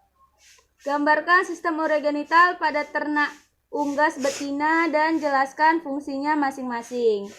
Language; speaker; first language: Indonesian; native; Indonesian